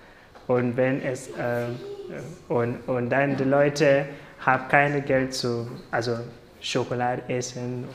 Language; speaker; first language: German; non-native, learner; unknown